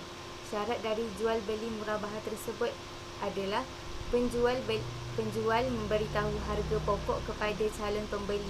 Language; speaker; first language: Malay; native; Malay